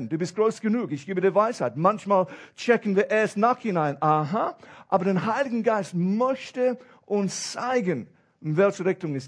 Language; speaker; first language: German; non-native, fluent; English